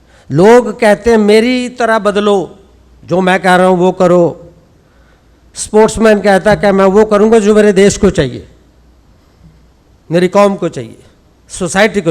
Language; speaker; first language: Hindi; native; Hindi